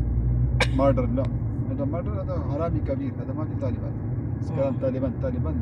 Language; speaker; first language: Arabic; non-native, learner; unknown